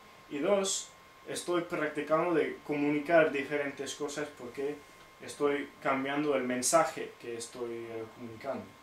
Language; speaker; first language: Spanish; non-native, fluent; English